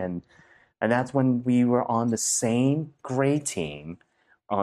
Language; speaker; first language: English; early bilingual, other home language; Cantonese